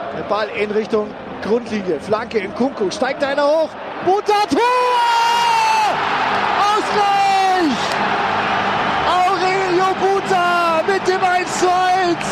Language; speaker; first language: German; native; German